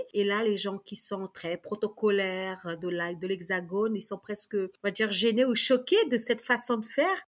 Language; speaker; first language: French; early bilingual, other home language; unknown